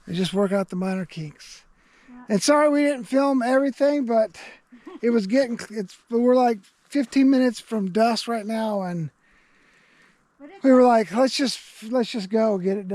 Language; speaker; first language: English; native; English